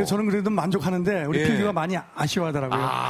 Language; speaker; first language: Korean; native; Korean